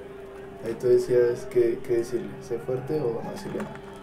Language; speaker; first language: Spanish; native; Spanish